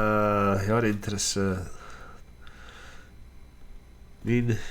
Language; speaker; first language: Swedish; non-native, learner; Dutch